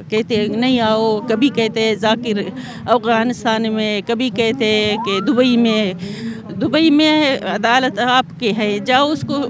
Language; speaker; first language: Hindi; non-native, local second language; Baluchi